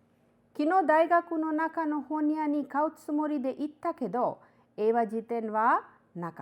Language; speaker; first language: Japanese; non-native, fluent; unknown